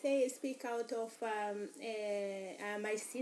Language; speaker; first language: English; non-native, local second language; Swahili